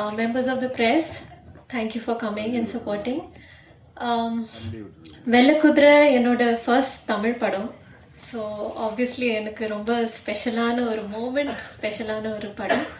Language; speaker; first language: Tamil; non-native, local second language; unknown